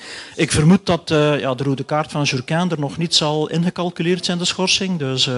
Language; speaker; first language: Dutch; native; Dutch